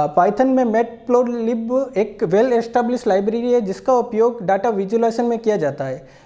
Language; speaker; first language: Hindi; native; Hindi